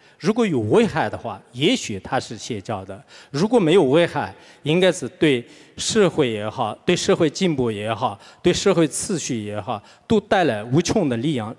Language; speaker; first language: Chinese; non-native, local second language; Tibetan